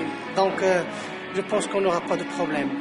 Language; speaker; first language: French; non-native, local second language; Arabic